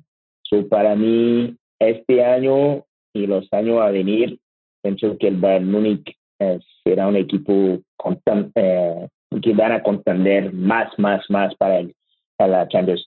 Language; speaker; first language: Spanish; non-native, learner; French